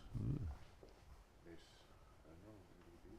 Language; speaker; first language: English; non-native, learner; Wolof